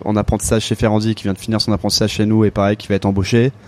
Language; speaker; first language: French; native; French